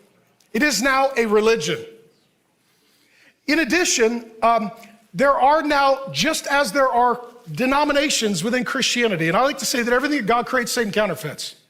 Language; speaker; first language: English; native; English